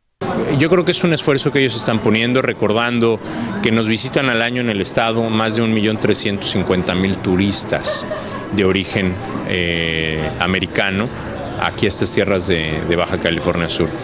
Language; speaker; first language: Spanish; native; Spanish